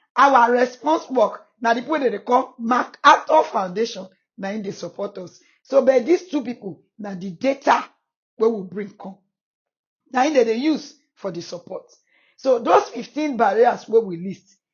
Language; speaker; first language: Nigerian Pidgin; non-native, local second language; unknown